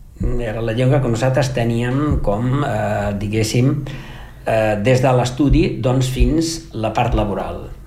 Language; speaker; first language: Catalan; non-native, fluent; Portuguese